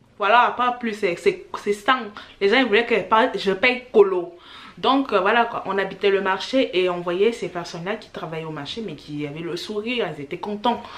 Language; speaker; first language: French; early bilingual, other home language; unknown